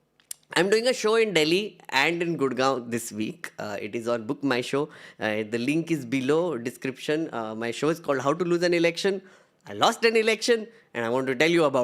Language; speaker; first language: English; non-native, local second language; Hindi